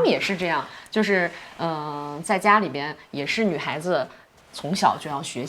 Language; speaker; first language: Chinese; native; Chinese